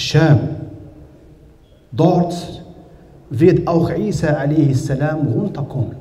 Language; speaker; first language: German; non-native, learner; Arabic